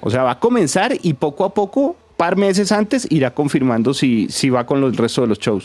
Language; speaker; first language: Spanish; native; Spanish